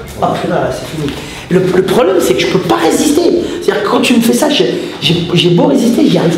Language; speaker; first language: French; native; French